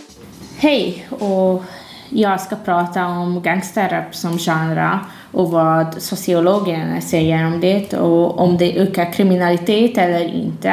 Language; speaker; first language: Swedish; non-native, fluent; Hungarian